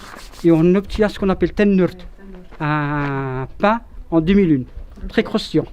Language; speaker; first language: French; non-native, local second language; Arabic